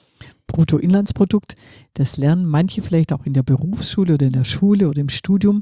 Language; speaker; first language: German; native; German